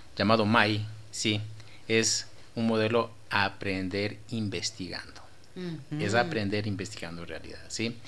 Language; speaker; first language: Spanish; native; Spanish